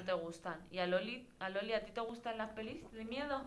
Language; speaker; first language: Spanish; native; Spanish